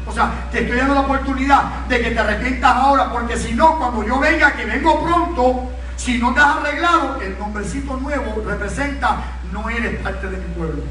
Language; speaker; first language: Spanish; native; Spanish